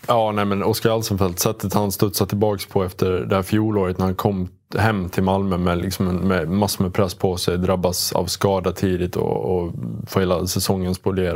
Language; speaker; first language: Swedish; native; Swedish